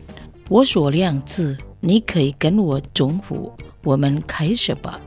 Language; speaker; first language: Chinese; non-native, learner; Indonesian